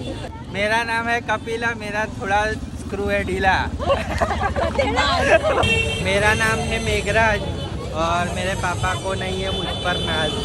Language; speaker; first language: Hindi; non-native, local second language; Gujarati